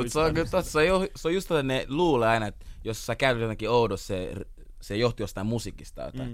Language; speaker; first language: Finnish; early bilingual, other home language; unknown